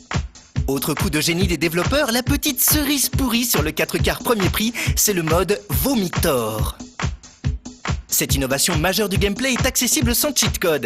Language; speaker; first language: French; native; French